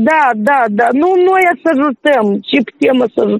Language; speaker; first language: Romanian; non-native, local second language; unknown